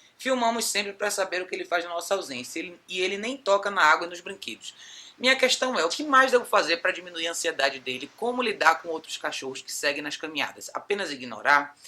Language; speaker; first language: Portuguese; native; Portuguese